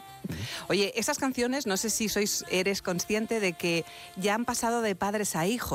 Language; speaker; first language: Spanish; native; Spanish